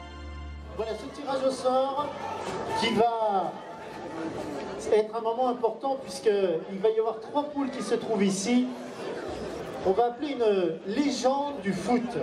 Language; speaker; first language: French; native; French